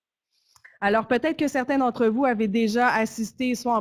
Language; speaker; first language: French; native; French